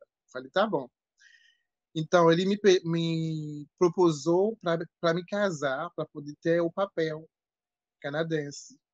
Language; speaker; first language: Portuguese; non-native, fluent; French